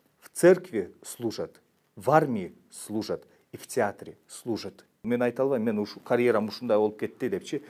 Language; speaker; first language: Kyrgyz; native; Kyrgyz